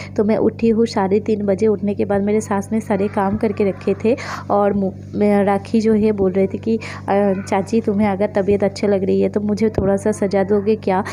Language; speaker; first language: Hindi; non-native, local second language; Bangla